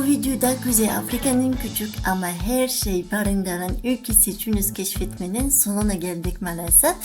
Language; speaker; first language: Turkish; non-native, learner; Arabic